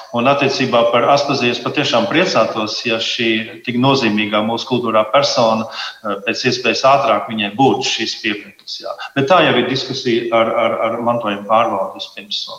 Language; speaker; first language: Latvian; native; Latvian